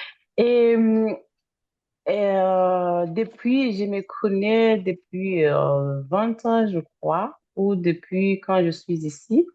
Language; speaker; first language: French; non-native, fluent; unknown